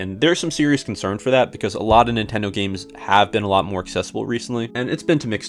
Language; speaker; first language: English; native; English